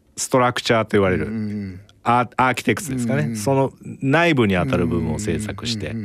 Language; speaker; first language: Japanese; native; Japanese